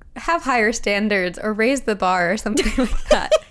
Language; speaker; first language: English; native; English